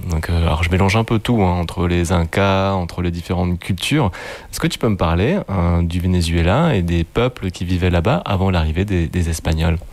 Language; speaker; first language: French; native; French